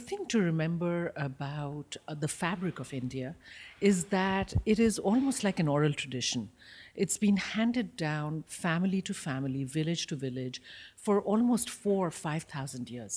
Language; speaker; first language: English; non-native, local second language; Bangla